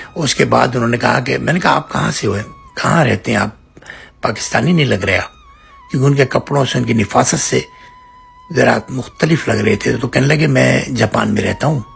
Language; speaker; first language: Urdu; native; Urdu